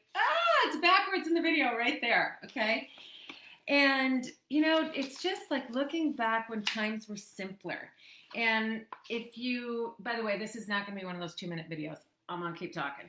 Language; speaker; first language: English; native; English